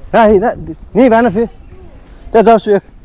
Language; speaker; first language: Dutch; non-native, learner; Nepali